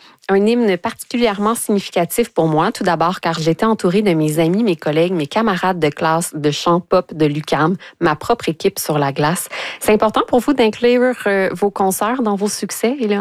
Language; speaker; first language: French; native; French